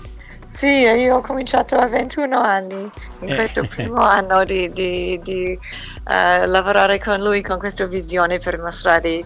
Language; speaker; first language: Italian; early bilingual, heritage; English